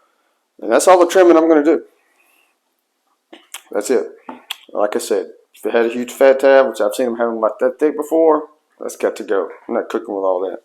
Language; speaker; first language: English; native; English